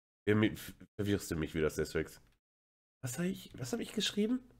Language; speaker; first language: German; native; German